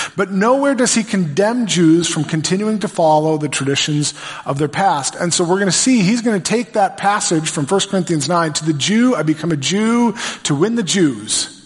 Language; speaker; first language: English; native; English